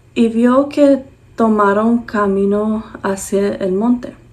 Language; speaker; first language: Spanish; early bilingual, heritage; Spanish